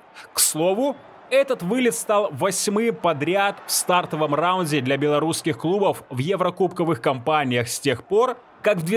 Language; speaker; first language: Russian; native; Russian